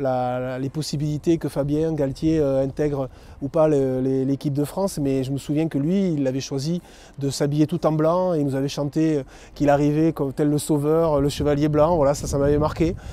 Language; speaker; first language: French; native; French